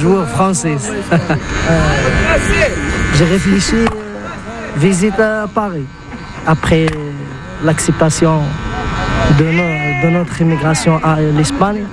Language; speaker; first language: French; non-native, learner; Arabic